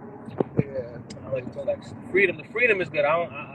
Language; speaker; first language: English; native; English